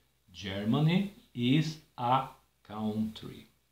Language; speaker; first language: English; non-native, fluent; Portuguese